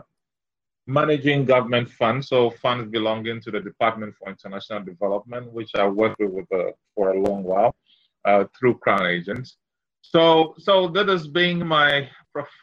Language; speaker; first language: English; non-native, local second language; Ewe